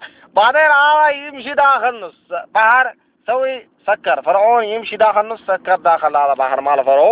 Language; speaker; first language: Arabic; non-native, learner; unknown